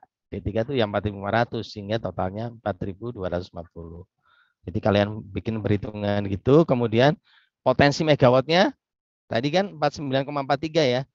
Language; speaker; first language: Indonesian; native; Indonesian